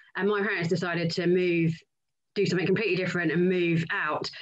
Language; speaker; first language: English; native; English